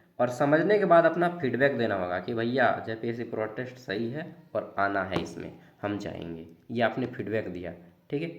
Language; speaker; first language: Hindi; native; Hindi